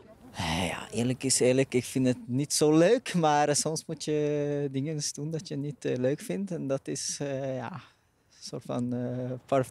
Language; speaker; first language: Dutch; non-native, fluent; Norwegian